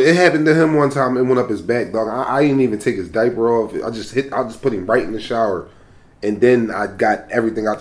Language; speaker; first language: English; native; English